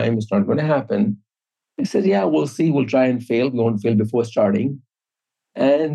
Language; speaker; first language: English; non-native, local second language; Hindi